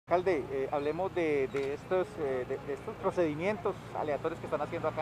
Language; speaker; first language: Spanish; native; Spanish